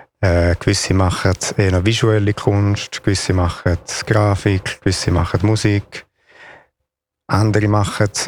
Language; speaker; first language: German; non-native, local second language; Italian